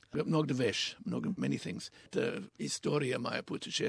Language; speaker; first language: Russian; non-native, learner; English